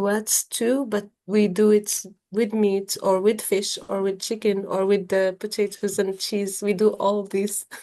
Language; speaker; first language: English; non-native, fluent; Arabic